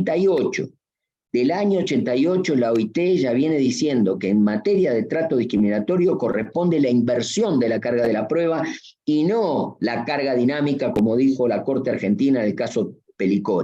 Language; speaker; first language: Spanish; native; Spanish